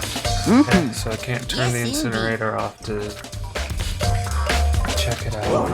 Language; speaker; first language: English; native; English